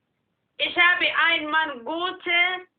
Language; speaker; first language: German; non-native, learner; Oromo